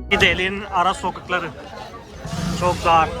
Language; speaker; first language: Turkish; non-native, fluent; Hindi